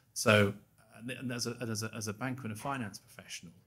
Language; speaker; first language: English; native; English